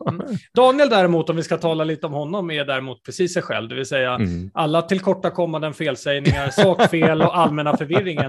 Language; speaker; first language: Swedish; native; Swedish